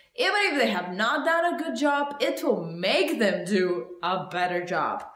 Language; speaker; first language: English; non-native, fluent; Bulgarian